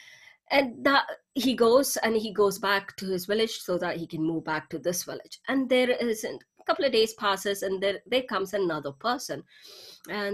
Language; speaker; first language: English; non-native, local second language; Tamil